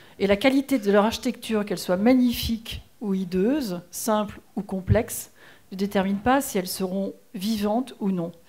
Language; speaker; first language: French; native; French